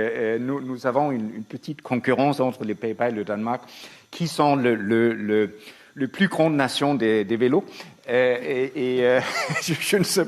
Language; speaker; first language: French; non-native, fluent; Danish